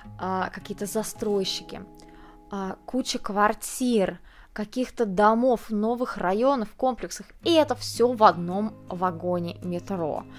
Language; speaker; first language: Russian; early bilingual, heritage; Russian